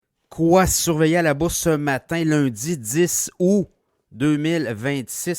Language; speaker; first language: French; native; French